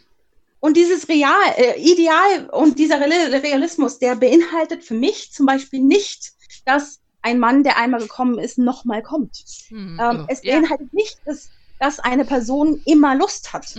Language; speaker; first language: German; native; German